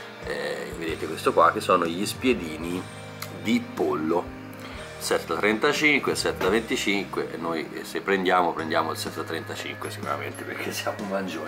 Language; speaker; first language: Italian; native; Italian